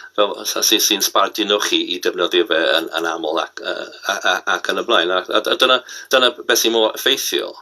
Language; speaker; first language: Welsh; non-native, local second language; English